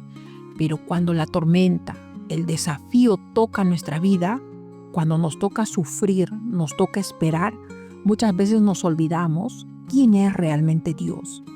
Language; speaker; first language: Spanish; native; Spanish